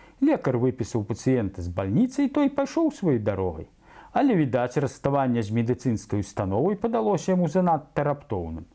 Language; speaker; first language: Belarusian; native; Belarusian